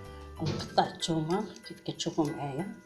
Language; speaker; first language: Arabic; native; Arabic